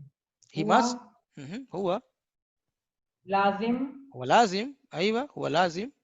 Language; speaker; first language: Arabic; non-native, fluent; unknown